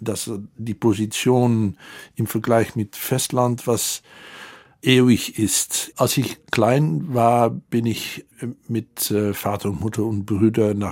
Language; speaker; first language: German; non-native, fluent; Dutch